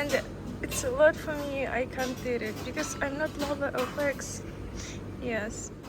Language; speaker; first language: English; non-native, learner; Russian